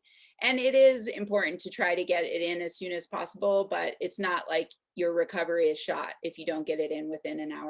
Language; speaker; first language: English; native; English